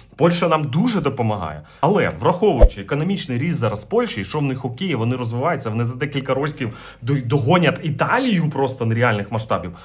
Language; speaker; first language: Ukrainian; native; Ukrainian